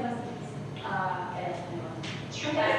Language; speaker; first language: Spanish; non-native, learner; English